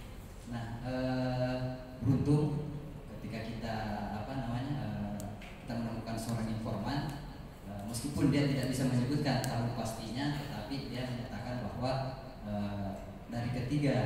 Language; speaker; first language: Indonesian; native; Indonesian